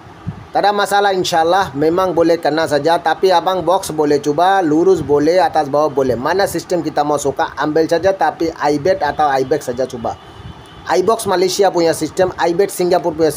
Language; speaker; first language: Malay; non-native, learner; Bangla